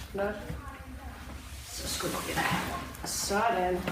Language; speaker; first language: Danish; native; Danish